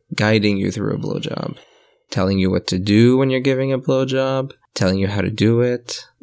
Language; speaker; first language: English; non-native, fluent; French